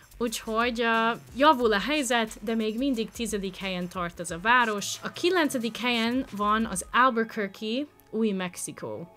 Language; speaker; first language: Hungarian; non-native, fluent; English